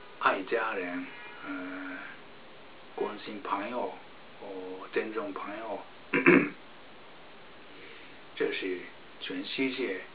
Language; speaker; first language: Chinese; non-native, fluent; Japanese